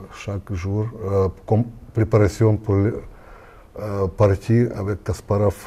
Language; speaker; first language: French; non-native, learner; Russian